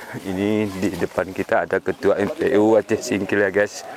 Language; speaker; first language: Indonesian; native; Indonesian